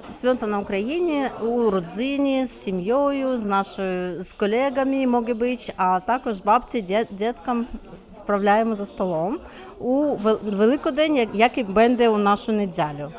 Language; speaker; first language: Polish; non-native, learner; Ukrainian